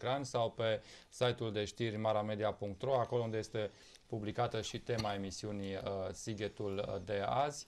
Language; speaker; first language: Romanian; native; Romanian